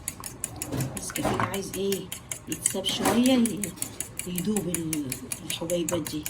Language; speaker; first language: Arabic; native; Arabic